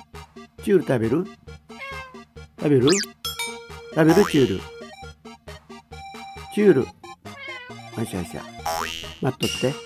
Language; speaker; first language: Japanese; native; Japanese